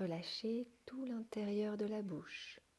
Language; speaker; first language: French; native; French